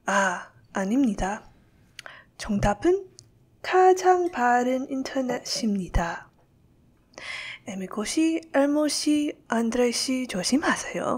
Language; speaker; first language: Korean; non-native, learner; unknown